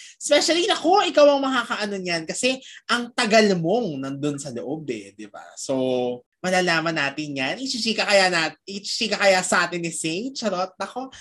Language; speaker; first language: Filipino; native; Filipino